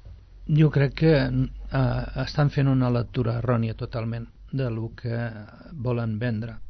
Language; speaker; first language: Catalan; non-native, local second language; Spanish